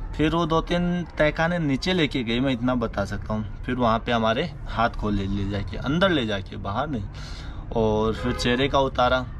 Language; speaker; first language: Hindi; native; Hindi